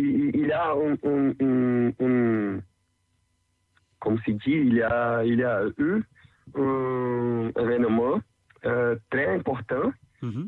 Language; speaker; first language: French; non-native, learner; Portuguese